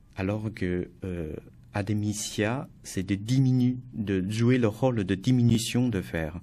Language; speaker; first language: French; non-native, fluent; Chinese